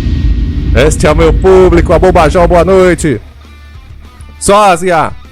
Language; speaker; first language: Portuguese; native; Portuguese